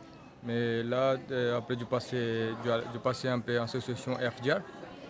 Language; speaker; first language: French; non-native, learner; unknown